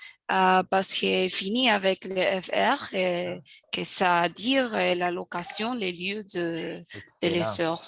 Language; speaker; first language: French; non-native, learner; Spanish